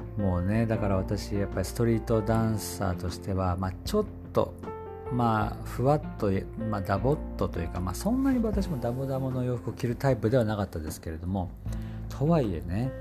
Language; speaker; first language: Japanese; native; Japanese